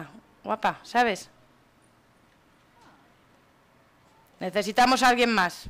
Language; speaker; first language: Spanish; native; Spanish